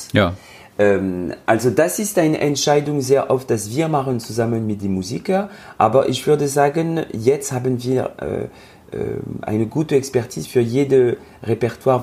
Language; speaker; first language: German; non-native, learner; French